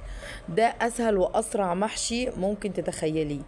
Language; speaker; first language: Arabic; native; Arabic